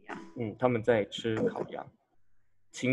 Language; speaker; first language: Chinese; non-native, fluent; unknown